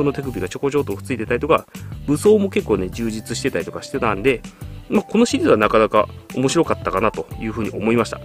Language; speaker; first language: Japanese; native; Japanese